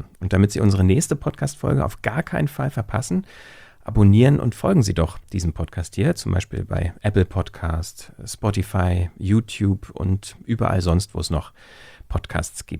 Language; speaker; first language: German; native; German